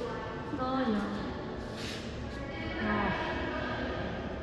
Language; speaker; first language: German; non-native, learner; Hiligaynon